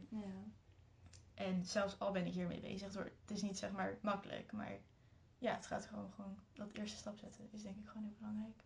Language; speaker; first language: Dutch; early bilingual, other home language; French